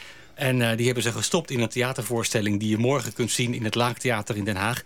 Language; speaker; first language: Dutch; native; Dutch